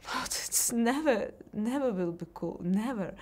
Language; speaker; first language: English; non-native, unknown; Russian